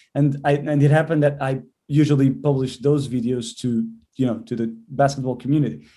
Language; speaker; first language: English; non-native, fluent; Portuguese